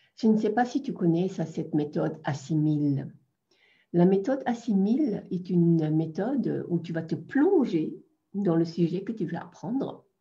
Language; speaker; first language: French; non-native, fluent; German